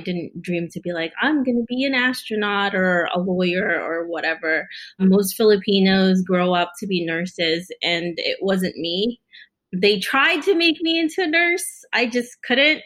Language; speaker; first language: English; early bilingual, other home language; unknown